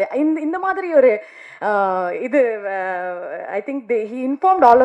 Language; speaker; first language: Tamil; non-native, learner; Kannada